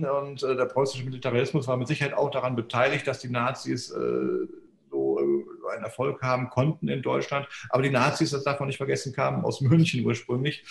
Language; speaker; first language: German; native; German